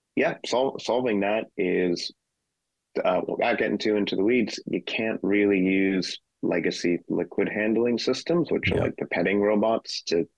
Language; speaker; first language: English; native; English